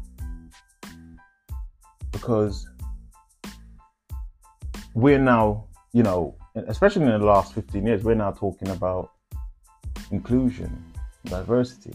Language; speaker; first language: English; non-native, local second language; Jamaican Creole English